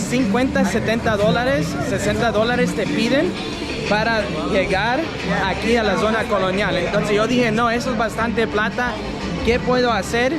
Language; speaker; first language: Spanish; non-native, fluent; English